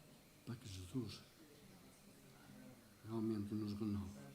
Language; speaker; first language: Portuguese; native; Portuguese